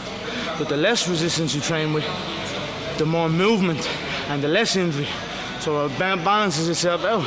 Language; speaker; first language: English; native; English